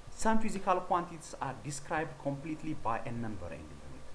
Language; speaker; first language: English; non-native, local second language; Amharic